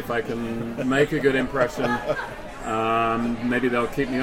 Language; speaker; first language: English; native; English